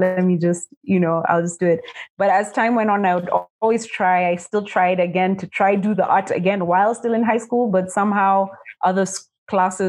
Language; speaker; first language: English; non-native, local second language; Kamba